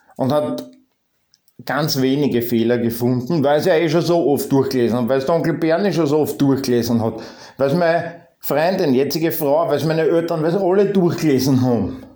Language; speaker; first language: German; native; German